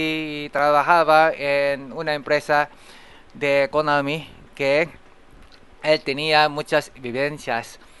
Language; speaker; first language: Spanish; non-native, fluent; Japanese